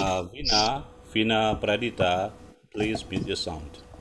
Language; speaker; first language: English; non-native, fluent; Indonesian